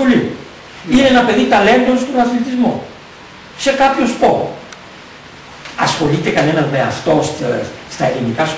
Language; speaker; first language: Greek; native; Greek